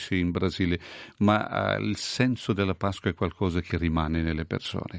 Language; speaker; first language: Italian; non-native, fluent; Portuguese